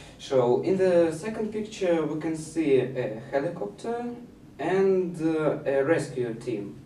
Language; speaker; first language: English; non-native, learner; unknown